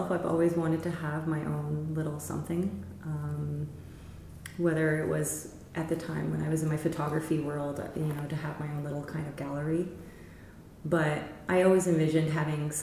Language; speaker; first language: English; native; English